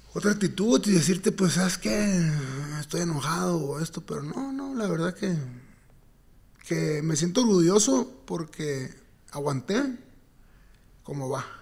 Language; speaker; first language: Spanish; native; Spanish